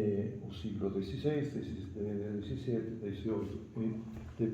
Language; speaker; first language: Portuguese; non-native, fluent; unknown